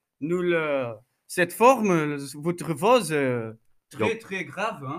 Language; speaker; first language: French; non-native, learner; Portuguese